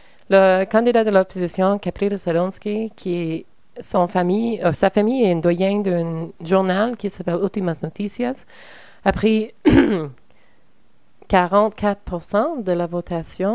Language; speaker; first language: French; non-native, learner; English